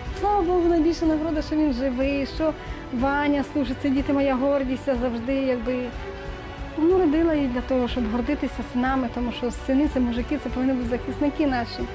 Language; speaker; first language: Ukrainian; native; Ukrainian